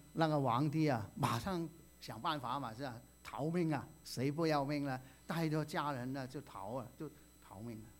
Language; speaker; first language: Chinese; non-native, local second language; Cantonese